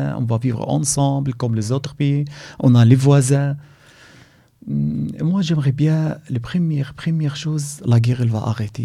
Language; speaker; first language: French; non-native, learner; Arabic